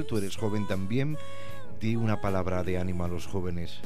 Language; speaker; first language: Spanish; native; Spanish